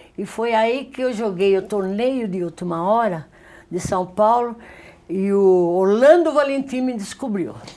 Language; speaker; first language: Portuguese; early bilingual, other home language; Spanish